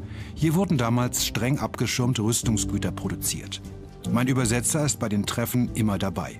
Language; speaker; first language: German; native; German